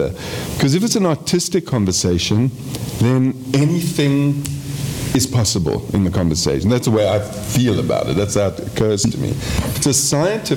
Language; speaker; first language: English; native; English